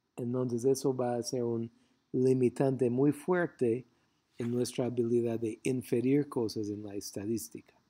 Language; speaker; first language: Spanish; non-native, fluent; English